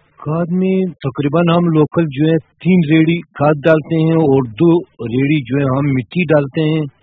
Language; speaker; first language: Urdu; non-native, local second language; Pashto